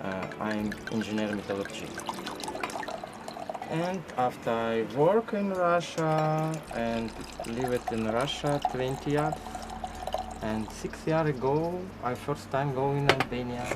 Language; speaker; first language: English; non-native, learner; Russian